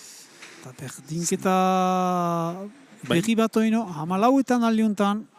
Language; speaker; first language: Basque; native; Basque